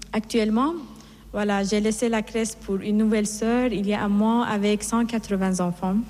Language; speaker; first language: French; non-native, fluent; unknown